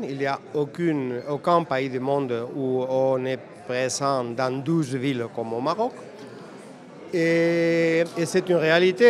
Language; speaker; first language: French; non-native, fluent; Spanish